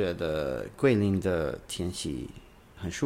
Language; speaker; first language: Chinese; non-native, learner; English